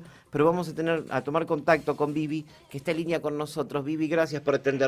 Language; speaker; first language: Spanish; native; Spanish